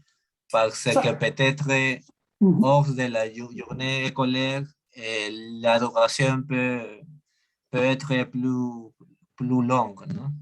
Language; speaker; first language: French; non-native, learner; Spanish